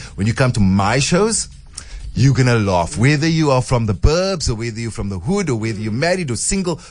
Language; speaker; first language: English; native; English